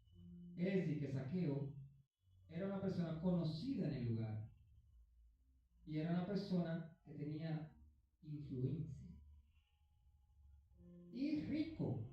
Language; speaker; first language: Spanish; native; Spanish